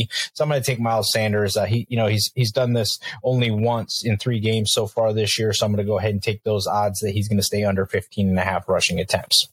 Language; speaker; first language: English; native; English